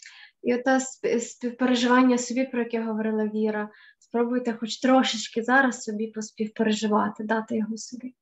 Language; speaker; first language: Ukrainian; native; Ukrainian